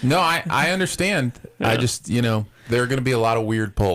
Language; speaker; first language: English; native; English